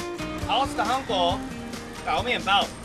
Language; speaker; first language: Chinese; non-native, learner; Korean